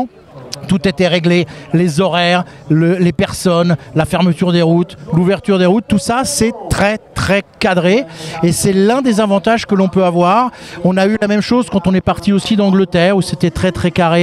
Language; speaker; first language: French; native; French